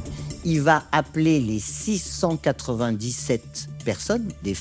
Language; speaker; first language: French; native; French